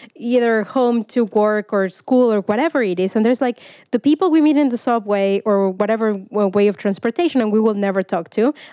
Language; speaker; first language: English; non-native, fluent; Spanish